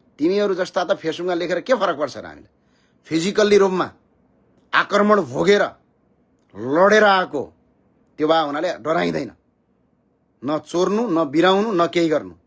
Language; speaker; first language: Nepali; native; Nepali